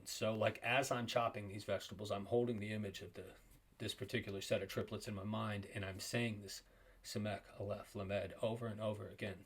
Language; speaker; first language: English; native; English